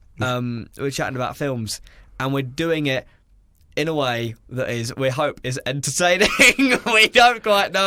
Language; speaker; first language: English; native; English